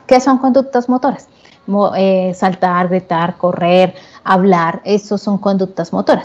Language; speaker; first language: Spanish; native; Spanish